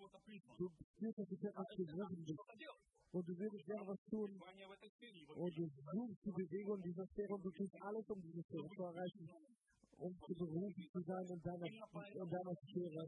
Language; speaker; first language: German; non-native, fluent; Russian